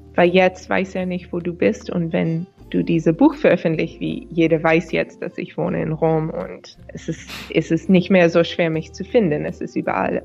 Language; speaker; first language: German; non-native, fluent; English